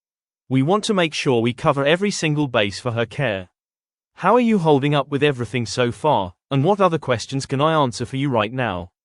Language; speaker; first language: English; non-native, fluent; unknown